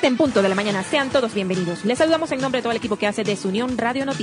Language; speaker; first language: Spanish; native; Spanish